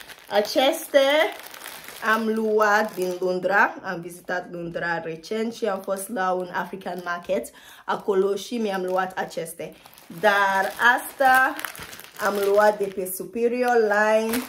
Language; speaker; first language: Romanian; non-native, fluent; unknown